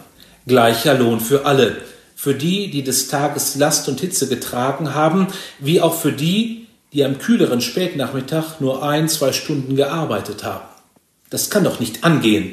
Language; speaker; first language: German; native; German